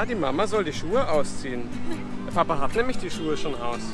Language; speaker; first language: German; native; German